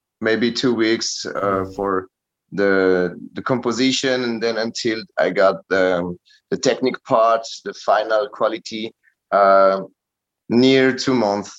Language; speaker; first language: English; non-native, learner; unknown